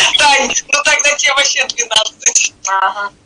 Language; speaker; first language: Russian; native; Russian